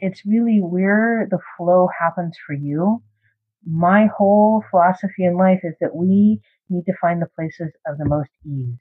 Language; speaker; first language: English; native; English